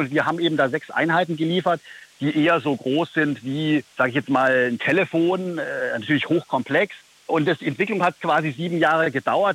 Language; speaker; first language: German; native; German